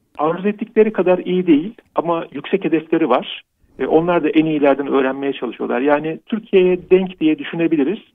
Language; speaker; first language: Turkish; native; Turkish